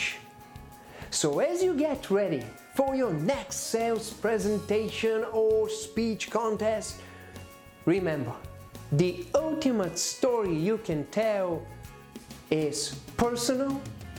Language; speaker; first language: English; non-native, fluent; Bulgarian